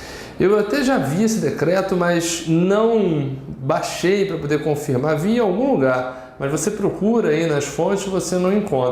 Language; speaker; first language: Portuguese; native; Portuguese